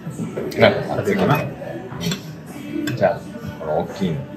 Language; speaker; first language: Japanese; native; Japanese